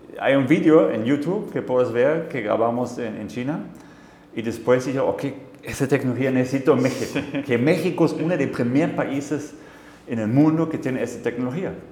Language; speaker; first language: Spanish; non-native, fluent; German